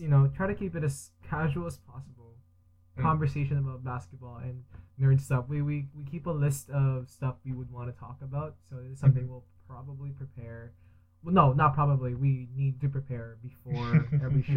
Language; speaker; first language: English; early bilingual, other home language; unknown